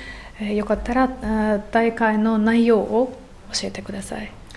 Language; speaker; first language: Japanese; non-native, fluent; Ukrainian